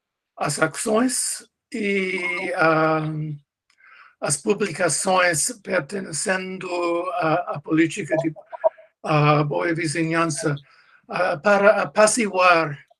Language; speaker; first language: Portuguese; non-native, learner; English